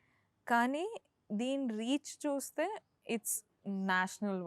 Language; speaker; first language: Telugu; non-native, local second language; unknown